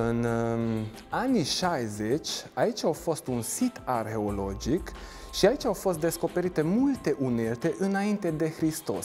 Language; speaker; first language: Romanian; non-native, local second language; Hungarian